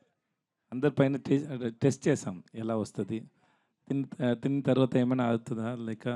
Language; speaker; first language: Telugu; non-native, learner; Tamil